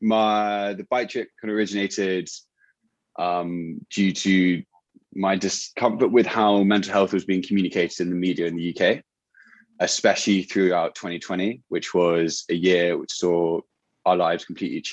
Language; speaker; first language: English; native; English